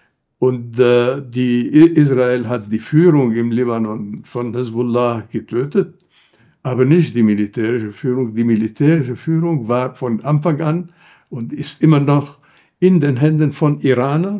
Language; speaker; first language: German; non-native, fluent; Arabic